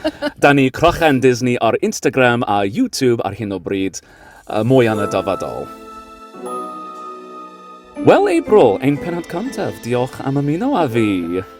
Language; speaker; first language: Welsh; non-native, learner; English